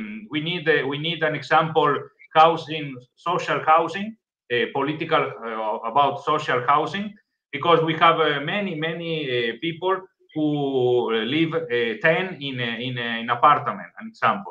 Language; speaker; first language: English; non-native, learner; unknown